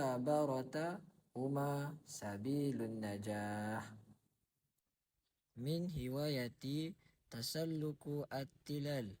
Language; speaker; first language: Arabic; non-native, learner; Malay